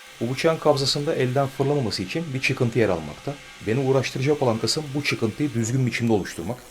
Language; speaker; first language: Turkish; native; Turkish